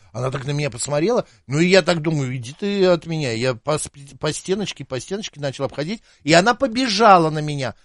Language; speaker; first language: Russian; native; Russian